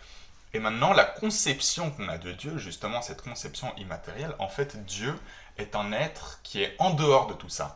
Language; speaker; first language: French; native; French